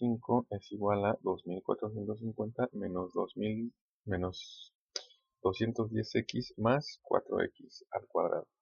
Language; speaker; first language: Spanish; native; Spanish